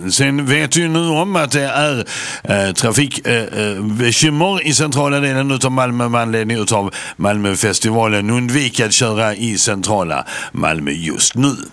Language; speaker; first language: Swedish; native; Swedish